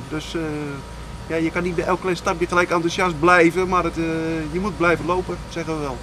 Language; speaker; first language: Dutch; native; Dutch